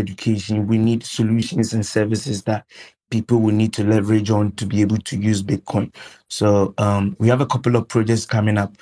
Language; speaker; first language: English; non-native, local second language; Akan